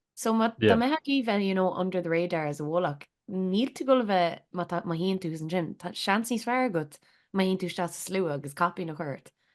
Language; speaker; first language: Irish; native; Irish